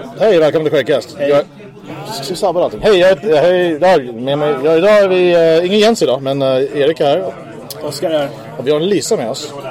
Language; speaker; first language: Swedish; early bilingual, other home language; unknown